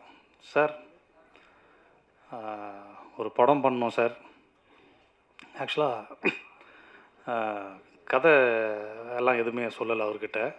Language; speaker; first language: Tamil; native; Tamil